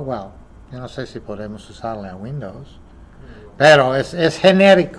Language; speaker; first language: Spanish; non-native, fluent; English